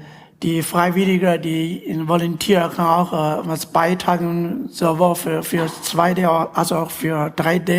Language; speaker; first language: German; non-native, learner; Chinese